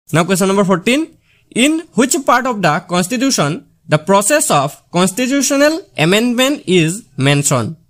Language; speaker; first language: English; non-native, local second language; Assamese